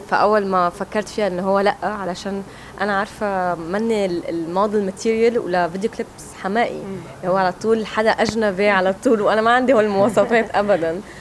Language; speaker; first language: Arabic; native; Arabic